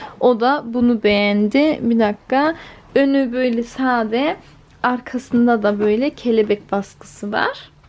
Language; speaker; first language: Turkish; early bilingual, heritage; Turkish